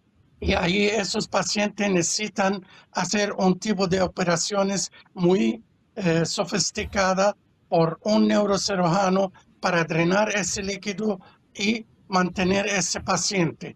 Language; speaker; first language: Spanish; non-native, fluent; Arabic